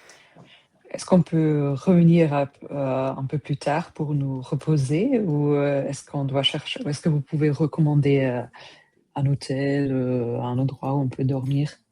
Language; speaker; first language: French; non-native, fluent; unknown